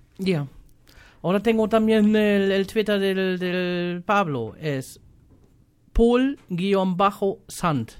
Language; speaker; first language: Spanish; non-native, fluent; German